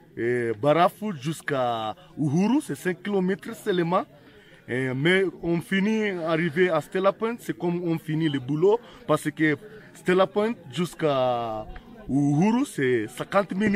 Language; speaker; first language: French; non-native, learner; Swahili